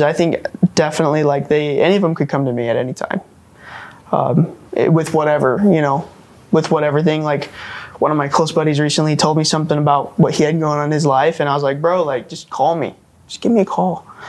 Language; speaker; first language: English; native; English